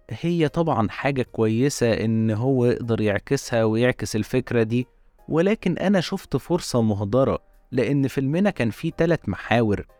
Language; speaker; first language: Arabic; native; Arabic